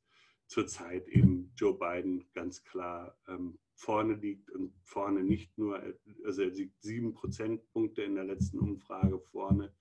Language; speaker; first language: German; native; German